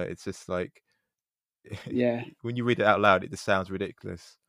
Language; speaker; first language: English; native; English